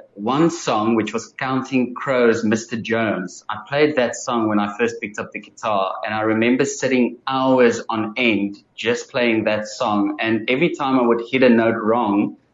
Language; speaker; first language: English; non-native, local second language; Afrikaans